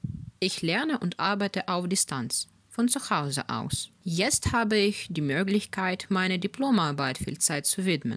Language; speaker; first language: German; non-native, fluent; Russian